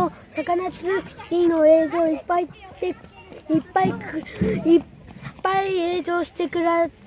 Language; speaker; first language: Japanese; early bilingual, other home language; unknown